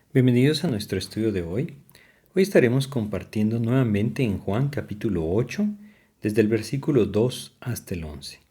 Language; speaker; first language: Spanish; native; Spanish